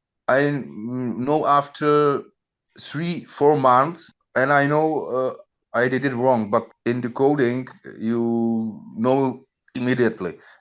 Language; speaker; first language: English; non-native, learner; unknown